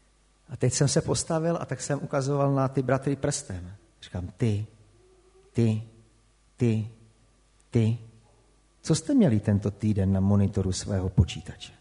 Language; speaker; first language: Czech; native; Czech